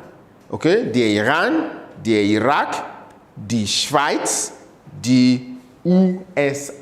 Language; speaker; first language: German; non-native, learner; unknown